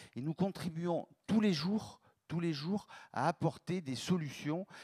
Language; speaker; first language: French; native; French